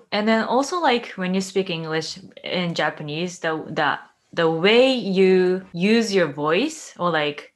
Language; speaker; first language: English; non-native, fluent; Japanese